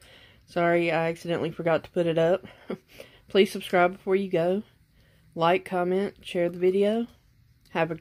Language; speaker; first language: English; native; English